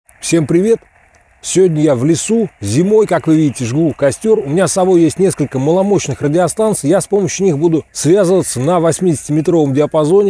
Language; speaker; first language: Russian; native; Russian